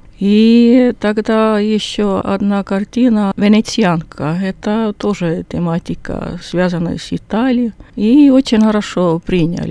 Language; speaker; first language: Russian; non-native, learner; Estonian